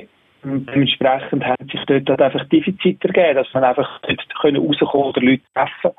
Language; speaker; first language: German; native; German